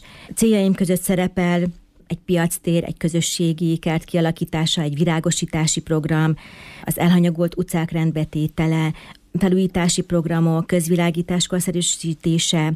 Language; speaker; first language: Hungarian; native; Hungarian